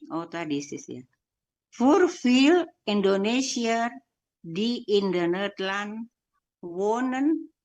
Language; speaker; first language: Dutch; non-native, learner; Indonesian